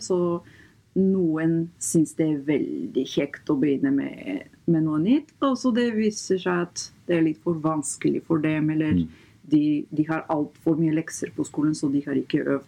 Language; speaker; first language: Norwegian; non-native, fluent; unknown